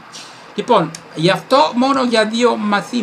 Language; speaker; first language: Greek; non-native, fluent; Italian